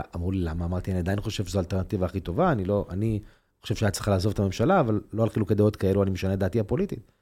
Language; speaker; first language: Hebrew; native; Hebrew